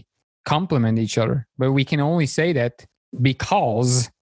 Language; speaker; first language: English; non-native, fluent; German